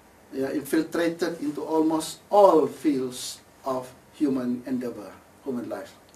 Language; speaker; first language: English; non-native, local second language; Malay